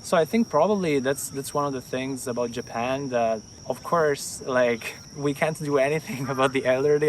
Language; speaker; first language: English; non-native, fluent; Italian